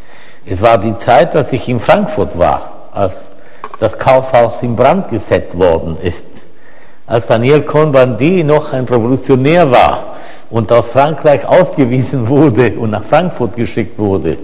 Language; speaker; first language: German; non-native, fluent; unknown